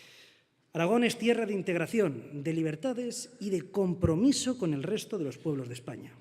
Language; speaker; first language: Spanish; native; Spanish